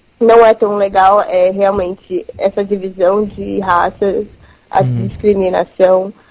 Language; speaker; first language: Portuguese; native; Portuguese